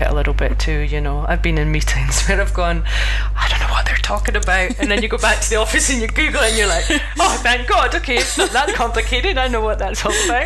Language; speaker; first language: English; native; English